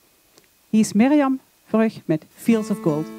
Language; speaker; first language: Dutch; native; Dutch